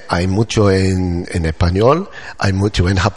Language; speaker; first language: Spanish; non-native, learner; English